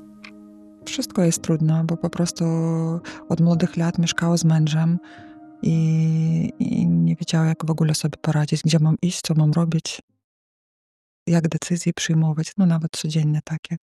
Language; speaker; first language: Polish; early bilingual, heritage; Polish